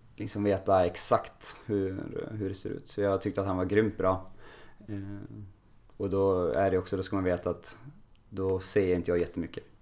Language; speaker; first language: Swedish; native; Swedish